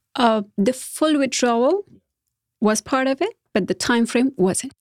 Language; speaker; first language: English; non-native, fluent; Persian